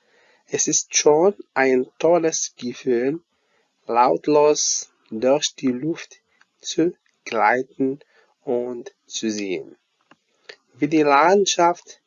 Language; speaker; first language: German; non-native, fluent; Arabic